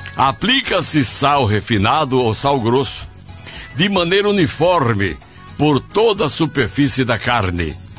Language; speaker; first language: Portuguese; native; Portuguese